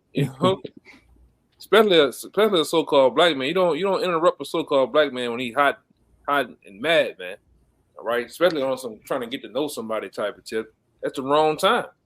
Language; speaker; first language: English; native; English